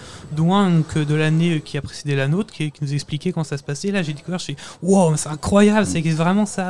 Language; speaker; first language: French; native; French